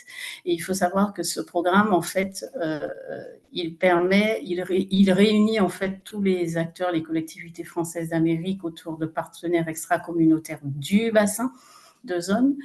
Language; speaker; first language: French; native; French